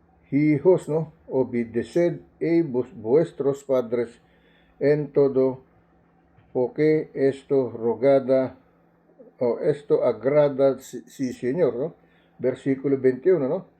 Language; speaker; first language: Spanish; non-native, learner; Filipino